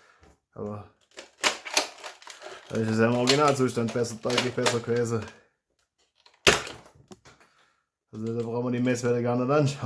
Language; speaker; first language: German; native; German